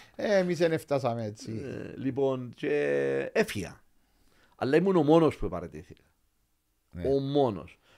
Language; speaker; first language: Greek; native; Greek